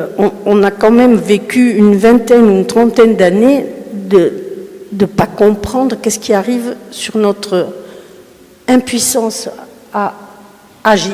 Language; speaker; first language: French; early bilingual, other home language; Spanish